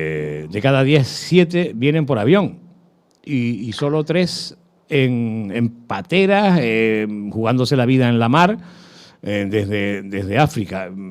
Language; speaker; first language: Spanish; native; Spanish